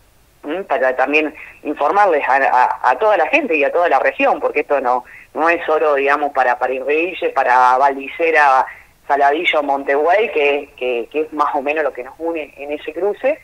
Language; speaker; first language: Spanish; native; Spanish